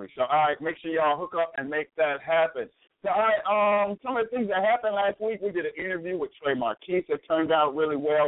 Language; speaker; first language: English; native; English